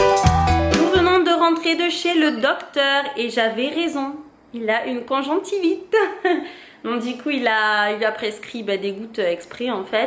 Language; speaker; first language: French; native; French